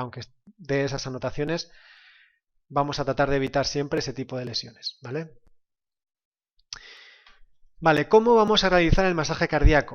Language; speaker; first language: Spanish; native; Spanish